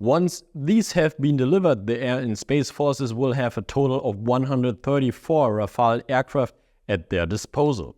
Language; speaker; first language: English; non-native, fluent; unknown